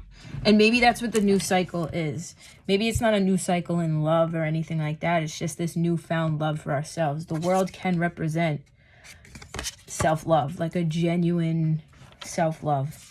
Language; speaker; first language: English; native; English